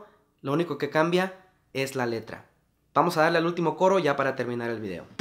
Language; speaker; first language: Spanish; native; Spanish